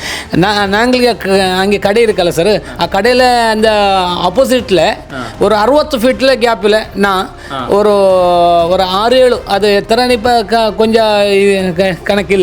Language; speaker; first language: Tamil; non-native, learner; Kannada